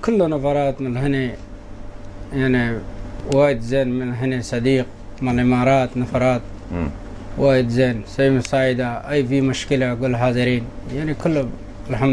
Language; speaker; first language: Arabic; non-native, learner; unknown